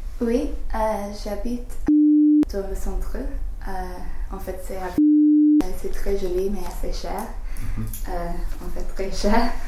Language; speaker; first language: French; non-native, learner; English